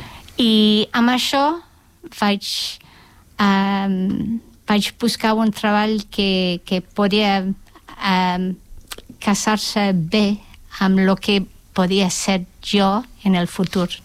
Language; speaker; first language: Catalan; non-native, fluent; English